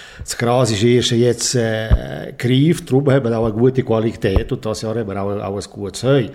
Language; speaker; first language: German; native; German